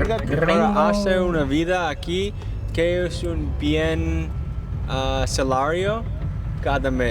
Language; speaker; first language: Spanish; non-native, learner; English